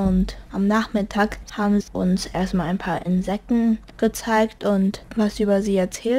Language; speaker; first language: German; early bilingual, heritage; German